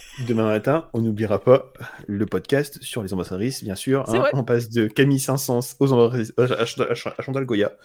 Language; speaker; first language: French; native; French